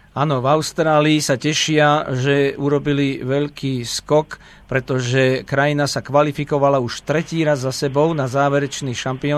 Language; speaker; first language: Slovak; native; Slovak